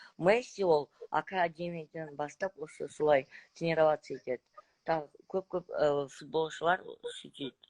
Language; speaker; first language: Kazakh; non-native, local second language; Russian